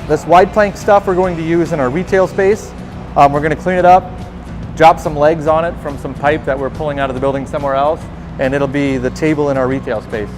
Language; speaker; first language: English; native; English